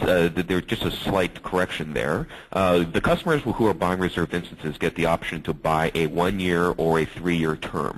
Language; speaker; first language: English; native; English